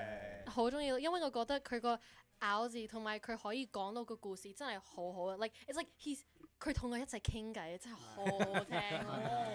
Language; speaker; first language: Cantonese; early bilingual, heritage; English